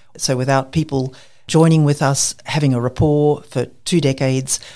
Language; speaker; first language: English; native; English